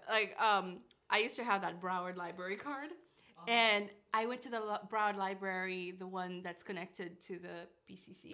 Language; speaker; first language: English; non-native, fluent; Haitian Creole